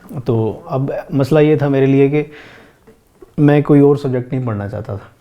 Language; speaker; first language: Hindi; non-native, local second language; Pahari-Potwari